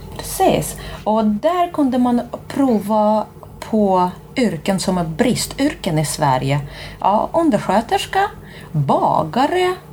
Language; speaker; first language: Swedish; non-native, fluent; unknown